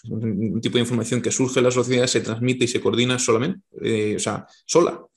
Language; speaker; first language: Spanish; native; Spanish